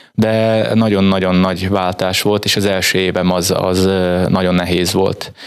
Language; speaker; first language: Hungarian; native; Hungarian